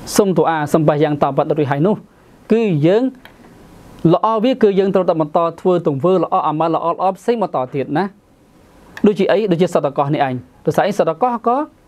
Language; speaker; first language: Khmer; non-native, local second language; Western Cham